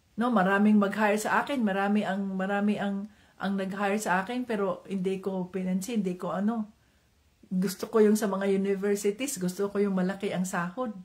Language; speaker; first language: Filipino; non-native, local second language; Cebuano